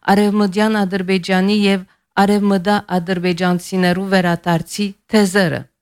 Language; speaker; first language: Armenian; early bilingual, heritage; Armenian